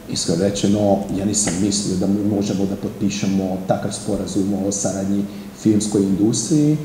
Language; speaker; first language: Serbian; non-native, fluent; Hungarian